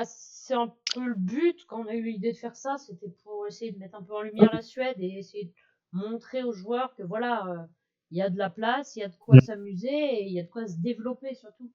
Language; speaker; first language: French; native; French